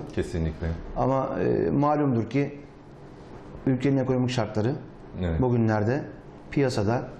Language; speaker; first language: Turkish; native; Turkish